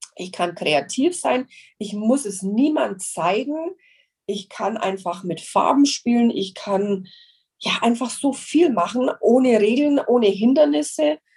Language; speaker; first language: German; non-native, fluent; English